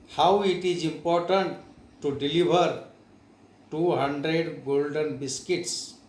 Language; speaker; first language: English; non-native, local second language; Marathi